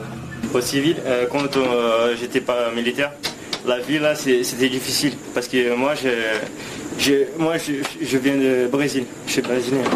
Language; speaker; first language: French; non-native, fluent; Portuguese